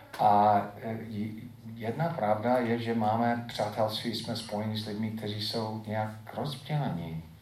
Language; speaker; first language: Czech; non-native, fluent; English